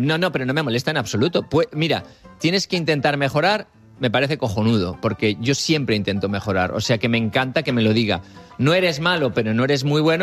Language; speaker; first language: Spanish; native; Spanish